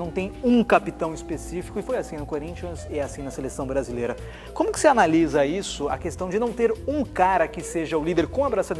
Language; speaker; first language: Portuguese; native; Portuguese